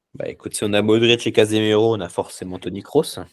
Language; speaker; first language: French; native; French